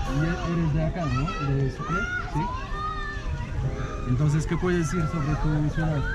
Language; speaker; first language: Spanish; non-native, fluent; Polish